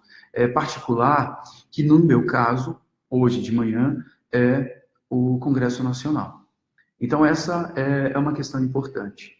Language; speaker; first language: Portuguese; native; Portuguese